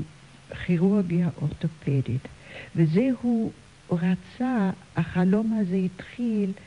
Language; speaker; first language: Hebrew; non-native, fluent; German